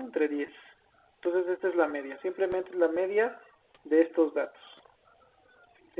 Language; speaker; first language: Spanish; native; Spanish